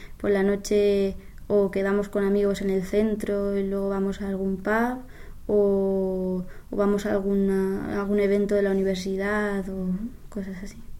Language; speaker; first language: Spanish; native; Spanish